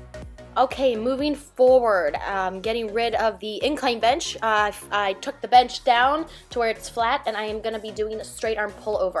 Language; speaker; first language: English; native; English